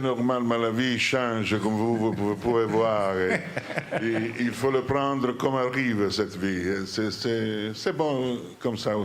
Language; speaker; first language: French; non-native, learner; Italian